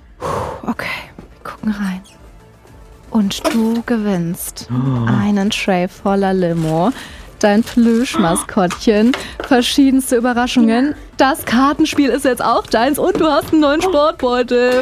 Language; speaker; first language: German; native; German